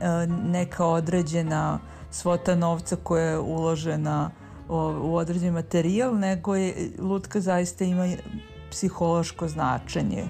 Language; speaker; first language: Serbian; native; Serbian